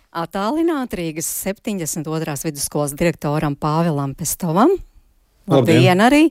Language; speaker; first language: Latvian; native; Latvian